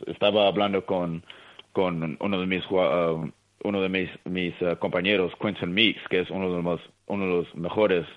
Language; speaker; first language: Spanish; early bilingual, heritage; Spanish